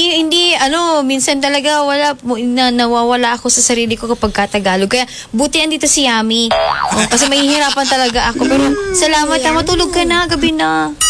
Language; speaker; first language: Filipino; non-native, local second language; Cebuano